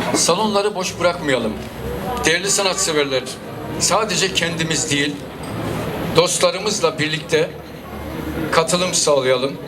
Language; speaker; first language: Turkish; native; Turkish